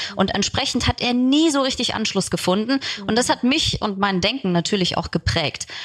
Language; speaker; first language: German; early bilingual, other home language; Turkish